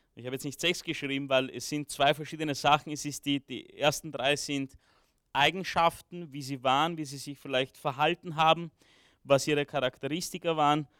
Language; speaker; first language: German; early bilingual, other home language; Romanian